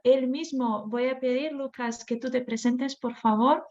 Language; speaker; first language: Spanish; non-native, fluent; Portuguese